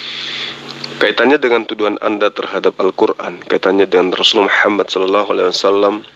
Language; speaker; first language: Indonesian; native; Indonesian